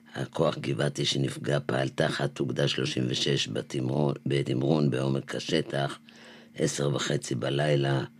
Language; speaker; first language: Hebrew; native; Hebrew